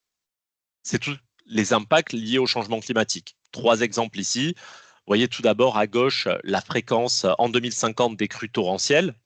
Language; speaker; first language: French; native; French